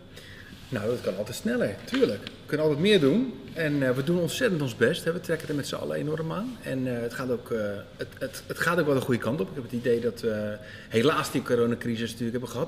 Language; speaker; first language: Dutch; native; Dutch